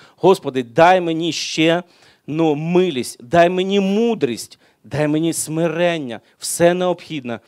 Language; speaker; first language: Ukrainian; non-native, local second language; Russian